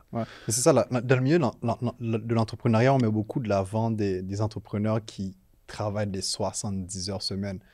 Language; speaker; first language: French; native; French